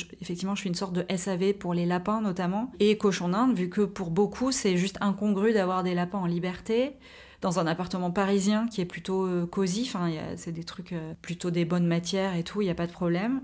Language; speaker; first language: French; native; French